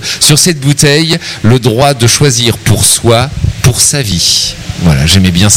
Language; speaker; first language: French; native; French